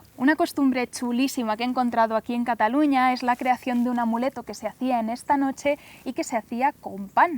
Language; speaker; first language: Spanish; native; Spanish